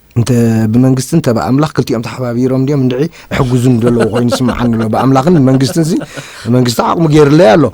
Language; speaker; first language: Tigrinya; native; Tigrinya